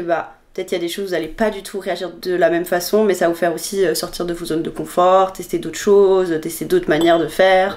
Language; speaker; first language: French; native; French